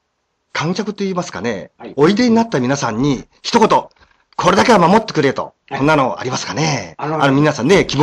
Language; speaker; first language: Japanese; native; Japanese